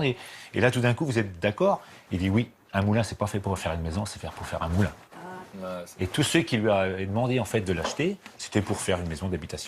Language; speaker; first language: French; native; French